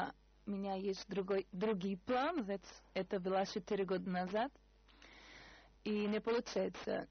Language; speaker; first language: Russian; non-native, learner; Portuguese